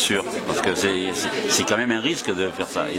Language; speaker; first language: French; native; French